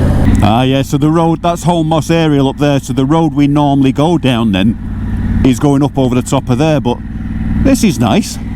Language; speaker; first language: English; native; English